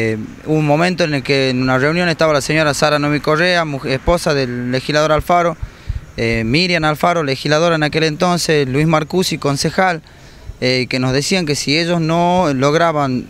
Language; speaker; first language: Spanish; native; Spanish